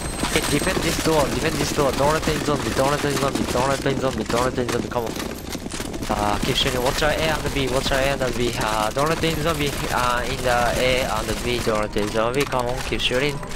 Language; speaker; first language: English; non-native, learner; Japanese